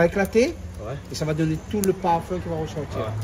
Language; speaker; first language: French; non-native, local second language; Réunion Creole French